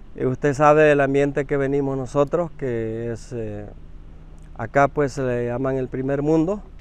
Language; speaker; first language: Spanish; native; Spanish